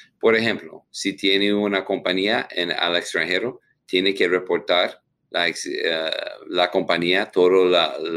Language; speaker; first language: Spanish; non-native, learner; English